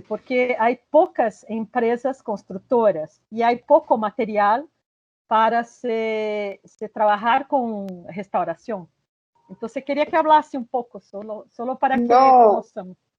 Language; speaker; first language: Spanish; non-native, fluent; Portuguese